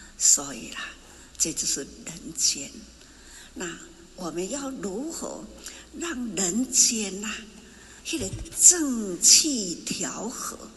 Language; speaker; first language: Chinese; non-native, local second language; Min Nan Chinese